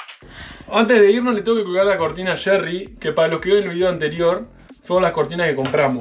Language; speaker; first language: Spanish; native; Spanish